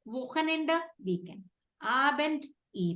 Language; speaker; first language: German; non-native, fluent; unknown